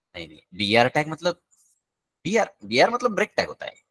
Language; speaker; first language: Hindi; non-native, local second language; Marathi